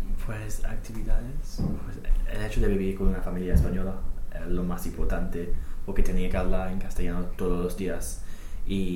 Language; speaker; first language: Spanish; non-native, fluent; English